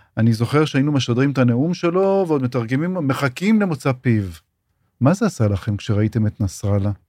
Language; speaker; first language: Hebrew; native; Hebrew